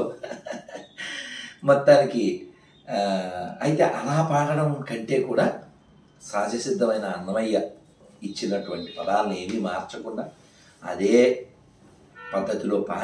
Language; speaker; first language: Telugu; native; Telugu